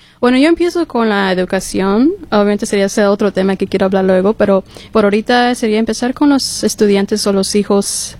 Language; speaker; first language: Spanish; early bilingual, heritage; English